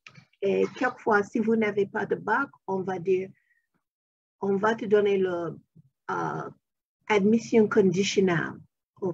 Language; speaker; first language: French; non-native, fluent; English